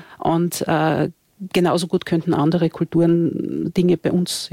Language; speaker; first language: German; native; German